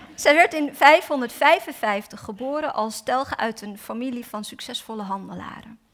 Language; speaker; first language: Dutch; native; Dutch